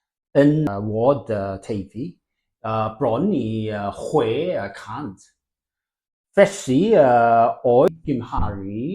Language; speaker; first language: Welsh; non-native, learner; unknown